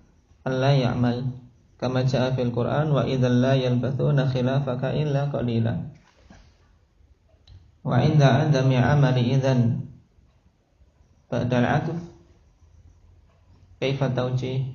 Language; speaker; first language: Arabic; non-native, fluent; Indonesian